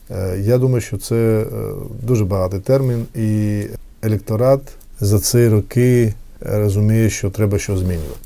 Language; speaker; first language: Ukrainian; non-native, fluent; Georgian